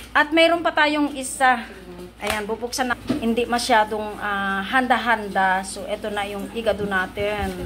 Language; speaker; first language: Filipino; non-native, local second language; Iloko